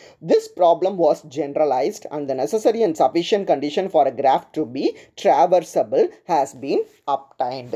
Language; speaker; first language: English; non-native, local second language; Tamil